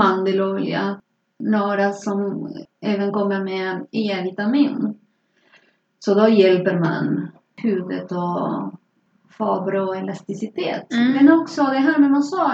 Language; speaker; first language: Swedish; non-native, fluent; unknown